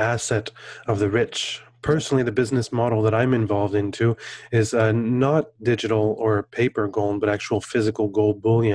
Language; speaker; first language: English; non-native, fluent; French